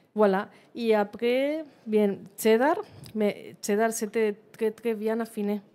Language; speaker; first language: French; non-native, learner; Spanish